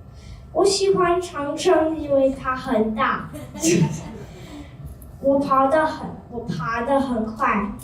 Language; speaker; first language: Chinese; non-native, learner; English